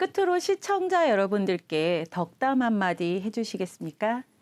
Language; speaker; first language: Korean; native; Korean